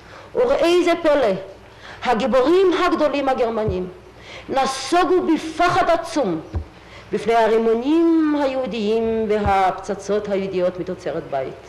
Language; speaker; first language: Hebrew; non-native, fluent; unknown